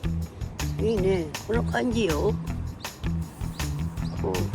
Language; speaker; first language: Japanese; non-native, learner; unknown